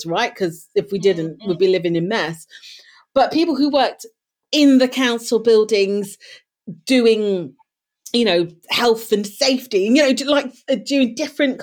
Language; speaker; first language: English; native; English